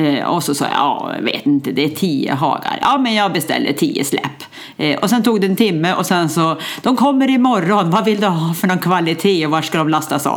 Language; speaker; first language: Swedish; native; Swedish